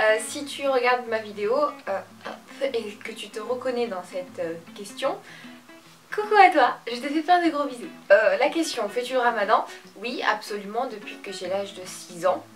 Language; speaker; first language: French; early bilingual, other home language; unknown